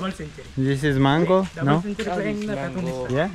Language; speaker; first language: English; non-native, learner; Russian